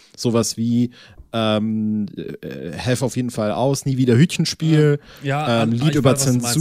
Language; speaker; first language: German; native; German